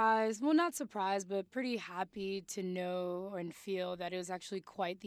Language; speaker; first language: English; native; English